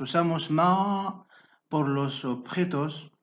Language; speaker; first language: Spanish; non-native, fluent; Arabic